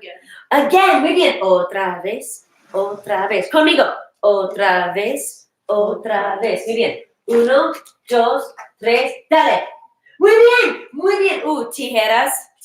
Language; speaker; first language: Spanish; non-native, fluent; English